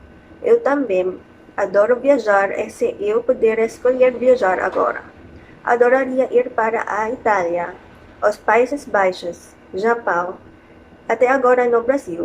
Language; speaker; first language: Portuguese; non-native, learner; Filipino